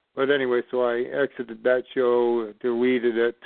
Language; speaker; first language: English; native; English